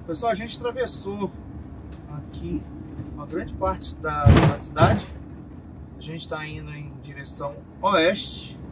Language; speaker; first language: Portuguese; native; Portuguese